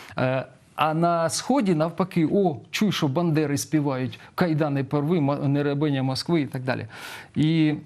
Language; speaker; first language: Ukrainian; non-native, local second language; Russian